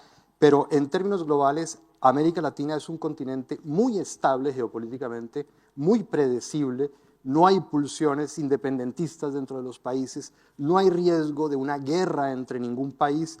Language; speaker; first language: Spanish; native; Spanish